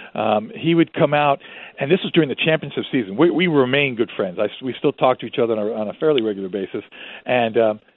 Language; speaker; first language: English; early bilingual, other home language; Spanish